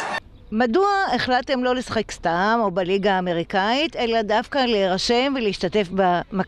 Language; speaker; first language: Hebrew; native; Hebrew